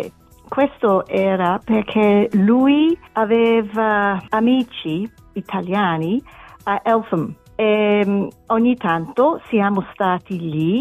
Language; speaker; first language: Italian; non-native, learner; German